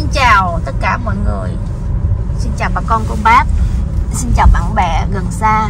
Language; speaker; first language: Vietnamese; native; Vietnamese